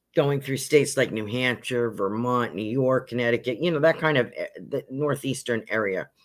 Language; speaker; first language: English; native; English